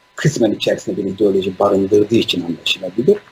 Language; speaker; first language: Turkish; native; Turkish